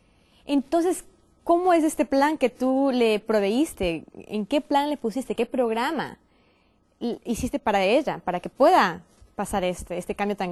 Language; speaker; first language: Spanish; native; Spanish